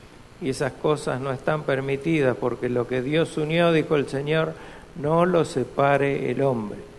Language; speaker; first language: Spanish; native; Spanish